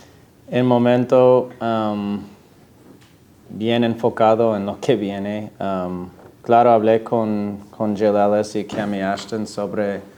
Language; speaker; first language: Spanish; non-native, fluent; English